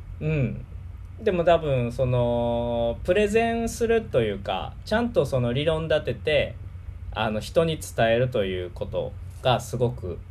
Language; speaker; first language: Japanese; native; Japanese